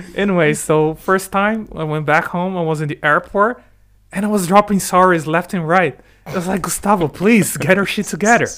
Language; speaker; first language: English; non-native, fluent; Portuguese